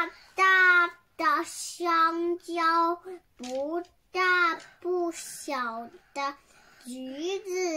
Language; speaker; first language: Chinese; early bilingual, heritage; Chinese